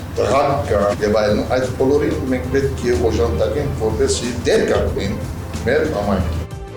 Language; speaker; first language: Armenian; early bilingual, heritage; Armenian